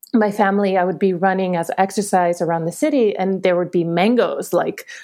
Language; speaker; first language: English; early bilingual, other home language; Spanish